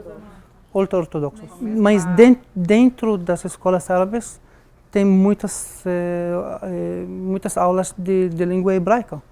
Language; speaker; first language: Portuguese; non-native, learner; Arabic